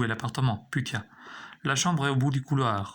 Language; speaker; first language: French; non-native, fluent; Albanian